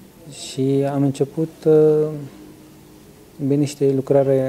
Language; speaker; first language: Romanian; non-native, learner; Arabic